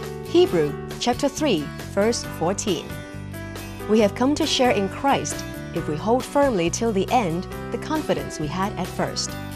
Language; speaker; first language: English; non-native, local second language; Cantonese